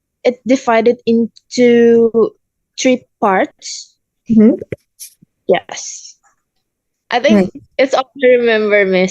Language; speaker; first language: English; non-native, learner; Indonesian